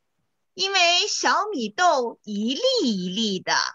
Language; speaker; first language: Chinese; native; Chinese